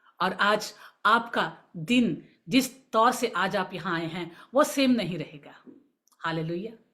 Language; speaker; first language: Urdu; non-native, local second language; Punjabi